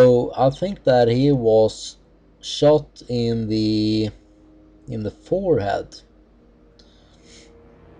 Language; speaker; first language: English; non-native, fluent; Swedish